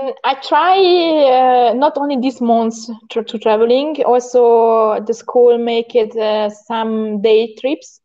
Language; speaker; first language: English; non-native, learner; Hungarian